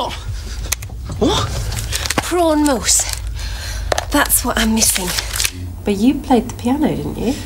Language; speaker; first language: English; native; English